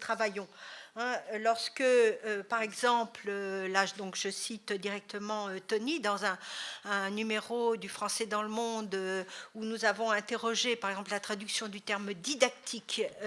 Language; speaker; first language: French; native; French